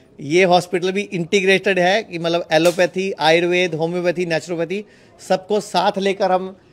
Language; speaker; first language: Hindi; native; Hindi